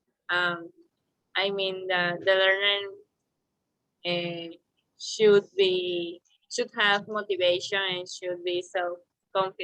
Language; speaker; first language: English; non-native, learner; Spanish